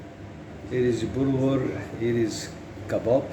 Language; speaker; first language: Dutch; non-native, learner; Kurdish